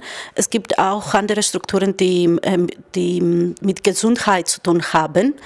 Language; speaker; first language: German; non-native, fluent; Greek